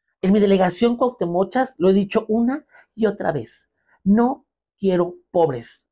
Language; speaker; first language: Spanish; native; Spanish